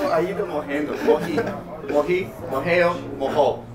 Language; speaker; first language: Portuguese; non-native, learner; English